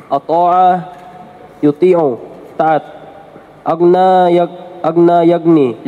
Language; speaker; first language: Arabic; non-native, learner; Indonesian